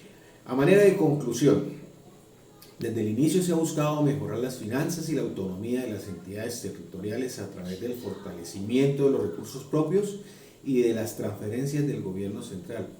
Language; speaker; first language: Spanish; native; Spanish